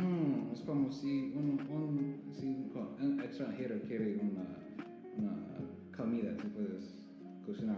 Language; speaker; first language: Spanish; non-native, learner; English